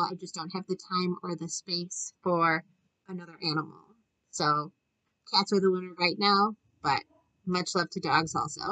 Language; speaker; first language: English; native; English